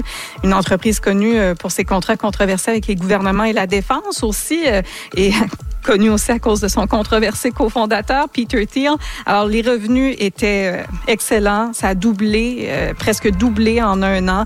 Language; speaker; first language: French; native; French